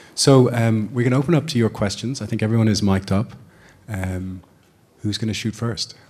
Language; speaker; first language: English; native; English